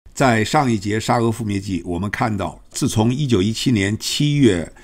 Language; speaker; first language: Chinese; native; Chinese